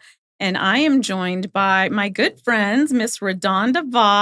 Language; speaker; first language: English; native; English